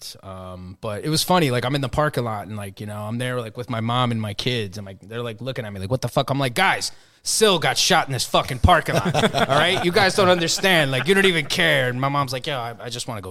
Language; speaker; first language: English; early bilingual, other home language; Spanish